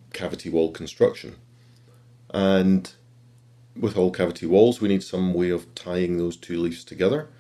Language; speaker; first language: English; native; English